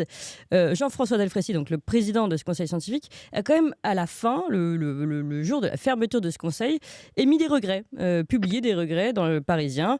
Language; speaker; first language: French; native; French